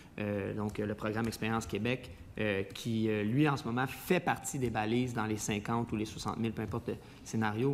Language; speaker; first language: French; native; French